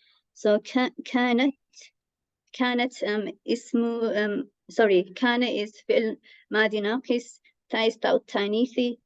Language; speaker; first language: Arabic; non-native, learner; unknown